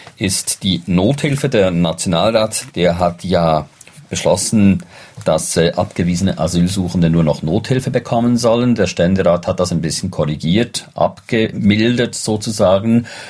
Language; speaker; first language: German; native; German